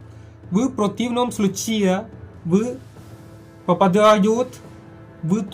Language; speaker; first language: Russian; non-native, learner; Malayalam